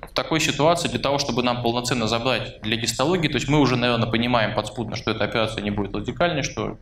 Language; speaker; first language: Russian; native; Russian